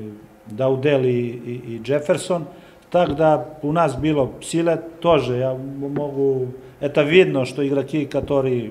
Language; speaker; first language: Russian; non-native, learner; Serbian